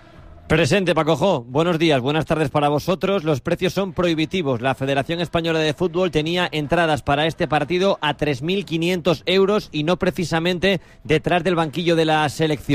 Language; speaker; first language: Spanish; native; Spanish